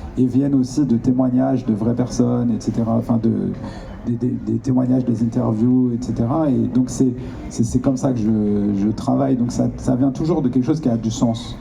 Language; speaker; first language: French; native; French